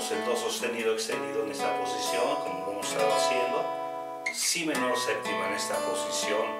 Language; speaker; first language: Spanish; native; Spanish